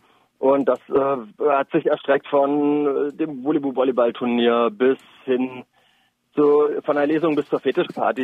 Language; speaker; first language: German; native; German